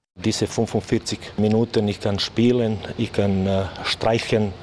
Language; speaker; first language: German; non-native, learner; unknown